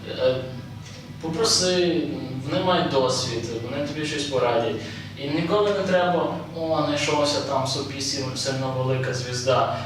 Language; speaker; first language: Ukrainian; native; Ukrainian